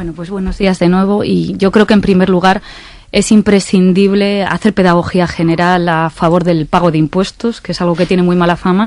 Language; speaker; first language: Spanish; native; Spanish